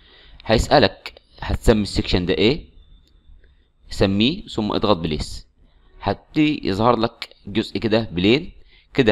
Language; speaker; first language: Arabic; native; Arabic